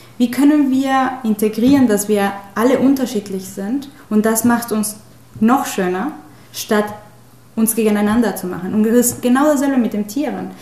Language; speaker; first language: German; non-native, fluent; Spanish